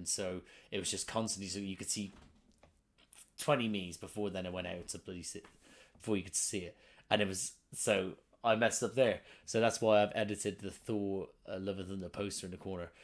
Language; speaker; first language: English; native; English